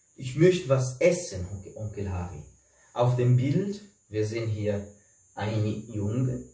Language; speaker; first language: German; non-native, fluent; Portuguese